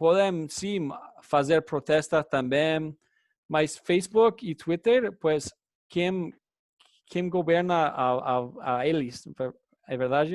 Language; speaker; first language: Portuguese; non-native, learner; English